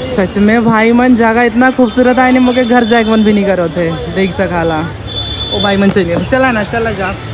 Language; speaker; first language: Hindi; non-native, local second language; Sadri